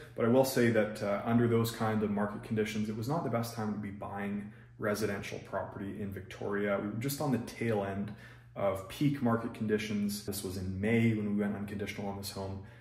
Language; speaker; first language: English; native; English